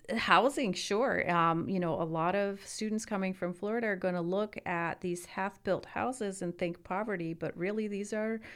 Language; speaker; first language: English; early bilingual, other home language; Italian